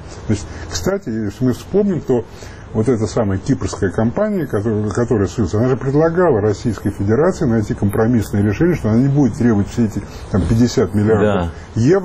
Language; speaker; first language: Russian; native; Russian